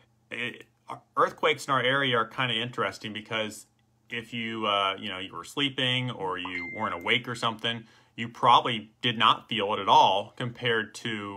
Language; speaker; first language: English; native; English